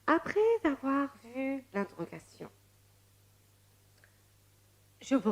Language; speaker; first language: French; non-native, fluent; Arabic